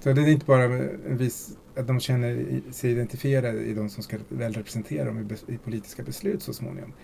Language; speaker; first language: Swedish; early bilingual, other home language; Spanish